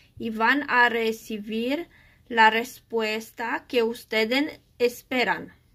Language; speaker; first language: Spanish; non-native, learner; Romanian